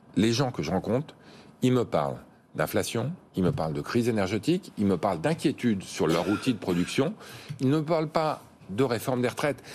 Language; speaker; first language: French; native; French